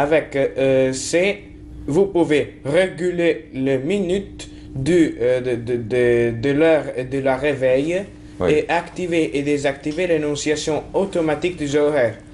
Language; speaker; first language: French; non-native, learner; Italian